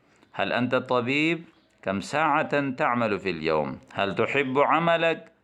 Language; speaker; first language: Arabic; non-native, fluent; Urdu